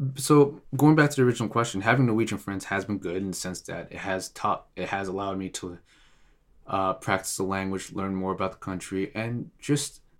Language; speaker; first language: English; non-native, fluent; Tigrinya